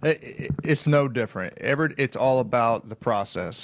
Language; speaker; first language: English; native; English